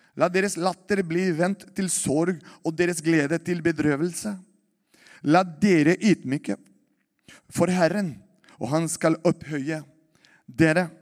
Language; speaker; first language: Norwegian; non-native, fluent; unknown